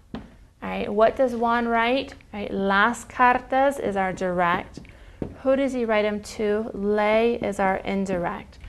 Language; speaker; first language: English; native; English